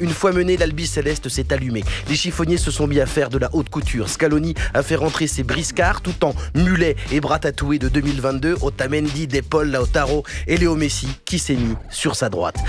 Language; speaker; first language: French; native; French